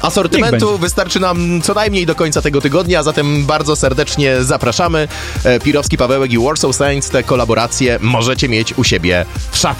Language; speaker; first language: Polish; native; Polish